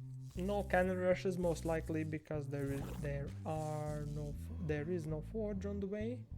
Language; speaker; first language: English; non-native, fluent; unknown